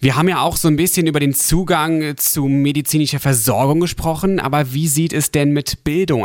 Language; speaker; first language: German; native; German